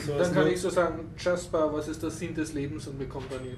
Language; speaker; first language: German; native; German